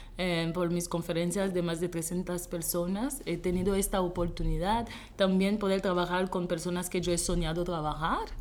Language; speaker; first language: Spanish; non-native, fluent; Haitian Creole